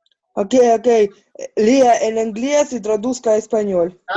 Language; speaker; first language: Spanish; non-native, learner; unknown